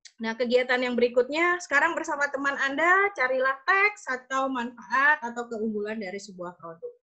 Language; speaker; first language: Indonesian; native; Indonesian